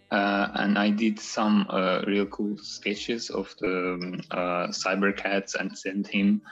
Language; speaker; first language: English; non-native, fluent; Azerbaijani